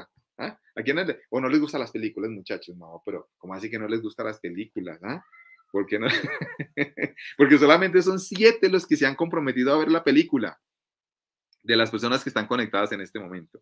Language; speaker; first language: Spanish; native; Spanish